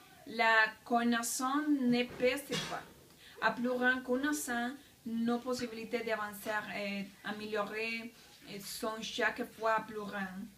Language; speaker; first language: French; non-native, learner; Spanish